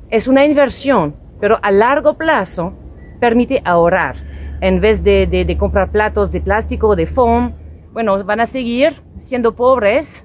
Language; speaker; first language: Spanish; non-native, fluent; French